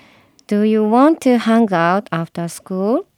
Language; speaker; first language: English; non-native, learner; Japanese